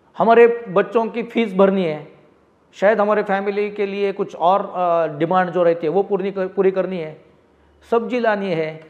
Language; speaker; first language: Hindi; non-native, local second language; Marathi